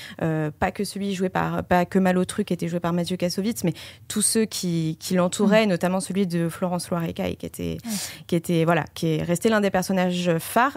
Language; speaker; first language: French; native; French